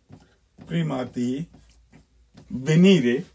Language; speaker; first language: Italian; non-native, fluent; Bangla